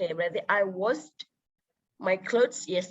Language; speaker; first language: English; non-native, local second language; Indonesian